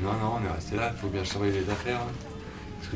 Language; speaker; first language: French; native; French